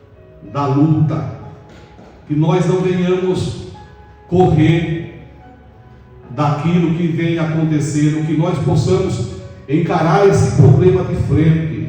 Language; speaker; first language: Portuguese; native; Portuguese